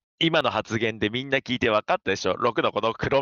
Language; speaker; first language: Japanese; native; Japanese